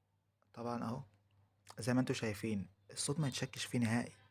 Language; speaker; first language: Arabic; native; Arabic